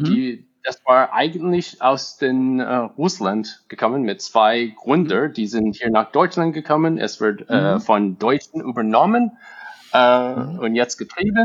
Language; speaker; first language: German; non-native, fluent; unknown